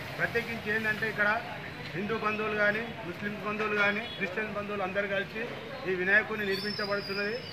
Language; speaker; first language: Telugu; native; Telugu